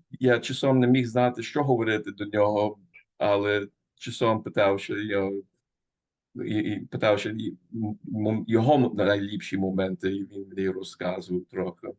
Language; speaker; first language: Ukrainian; early bilingual, heritage; Ukrainian